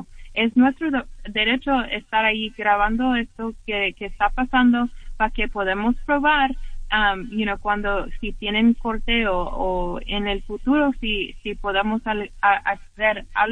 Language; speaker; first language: Spanish; early bilingual, heritage; English